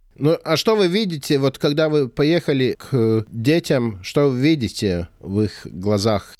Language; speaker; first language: Russian; non-native, fluent; Latvian